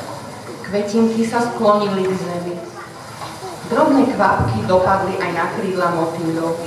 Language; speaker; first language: Slovak; native; Slovak